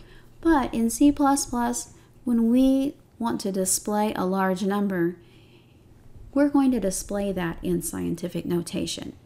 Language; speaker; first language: English; native; English